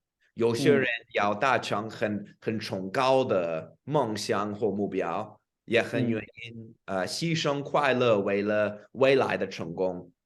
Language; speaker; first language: Chinese; non-native, fluent; English